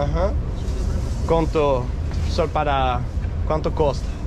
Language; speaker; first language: Portuguese; non-native, learner; Danish